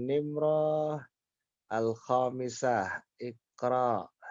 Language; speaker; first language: Arabic; non-native, fluent; Indonesian